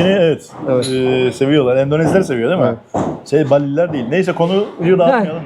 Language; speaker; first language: Turkish; native; Turkish